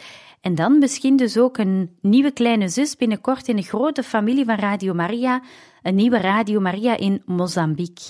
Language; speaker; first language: Dutch; native; Dutch